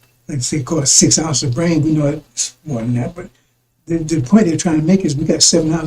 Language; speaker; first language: English; native; English